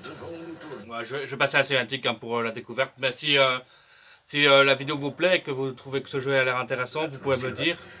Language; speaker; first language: French; native; French